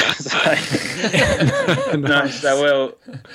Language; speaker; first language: English; native; English